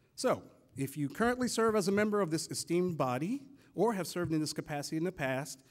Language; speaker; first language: English; native; English